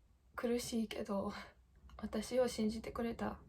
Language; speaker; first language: Japanese; non-native, fluent; English